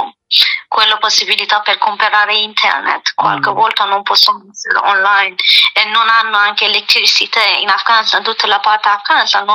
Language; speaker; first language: Italian; non-native, learner; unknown